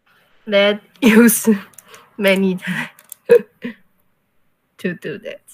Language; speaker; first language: English; non-native, learner; Chinese